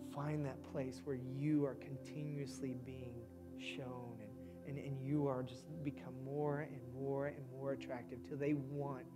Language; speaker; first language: English; native; English